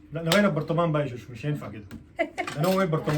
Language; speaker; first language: Arabic; native; Arabic